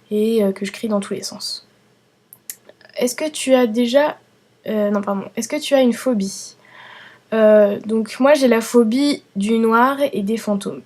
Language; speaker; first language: French; early bilingual, other home language; Vietnamese